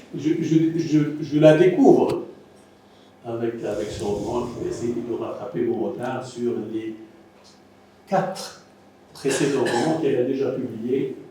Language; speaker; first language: French; non-native, local second language; Arabic